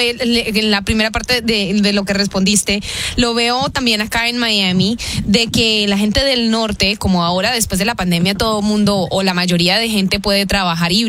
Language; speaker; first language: Spanish; early bilingual, heritage; Spanish